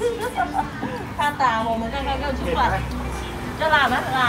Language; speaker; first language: Chinese; non-native, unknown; Thai